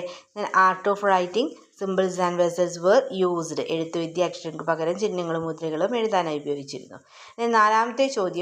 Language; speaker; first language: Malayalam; native; Malayalam